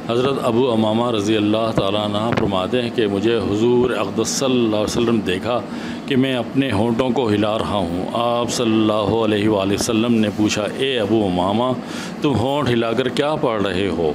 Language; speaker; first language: Urdu; native; Urdu